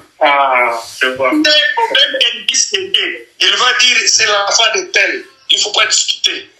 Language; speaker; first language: French; non-native, local second language; Nande